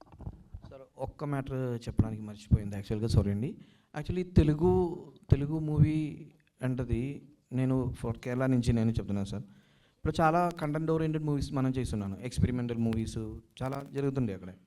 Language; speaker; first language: Telugu; non-native, learner; Malayalam